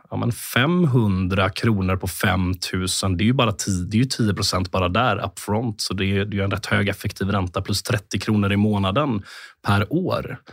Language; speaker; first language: Swedish; native; Swedish